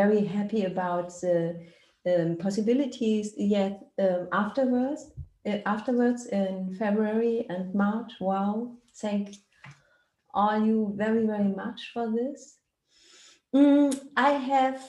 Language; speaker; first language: English; non-native, learner; German